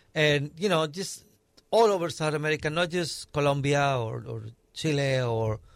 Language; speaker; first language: English; non-native, fluent; Spanish